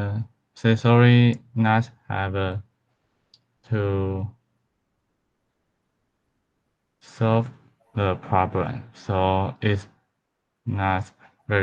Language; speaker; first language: English; non-native, learner; Chinese